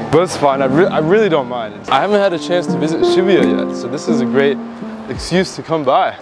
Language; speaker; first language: English; native; English